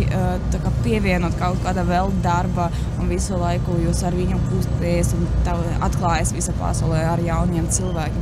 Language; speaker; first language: Latvian; non-native, local second language; Russian